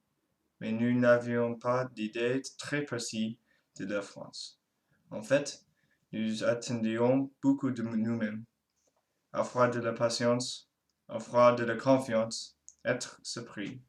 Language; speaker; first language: French; non-native, learner; English